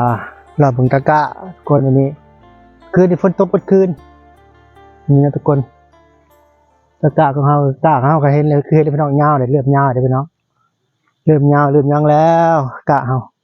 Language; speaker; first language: Thai; non-native, local second language; Lao